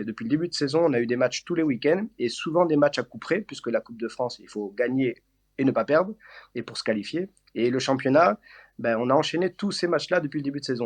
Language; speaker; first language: French; native; French